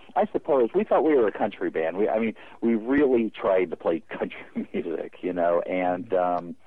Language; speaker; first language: English; native; English